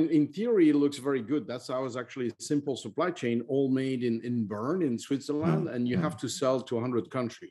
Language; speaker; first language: English; non-native, fluent; French